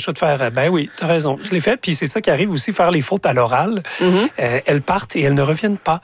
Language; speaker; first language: French; native; French